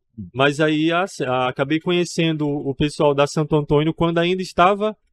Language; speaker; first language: Portuguese; native; Portuguese